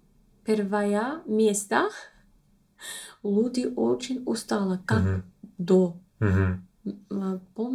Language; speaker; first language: Russian; non-native, learner; English